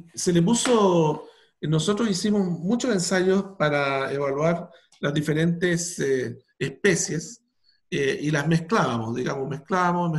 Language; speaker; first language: Spanish; native; Spanish